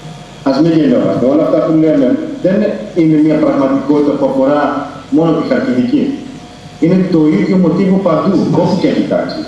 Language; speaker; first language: Greek; native; Greek